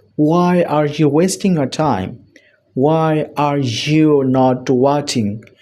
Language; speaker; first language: English; non-native, local second language; Bangla